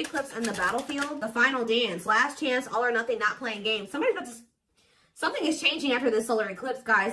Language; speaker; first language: English; native; English